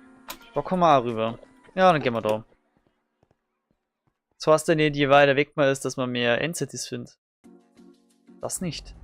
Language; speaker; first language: German; native; German